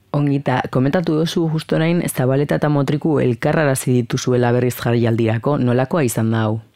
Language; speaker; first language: Basque; native; Basque